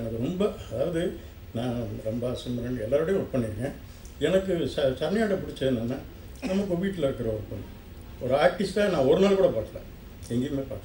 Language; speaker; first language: Tamil; native; Tamil